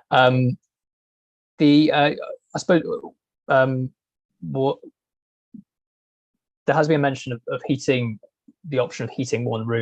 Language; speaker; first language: English; native; English